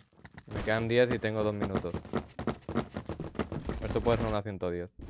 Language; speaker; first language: Spanish; native; Spanish